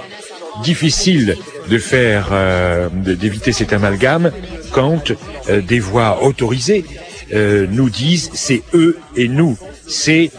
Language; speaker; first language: French; native; French